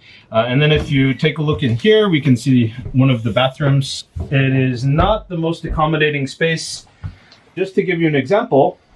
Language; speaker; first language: English; native; English